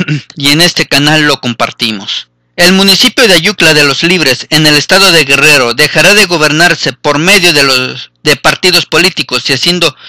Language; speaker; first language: Spanish; native; Spanish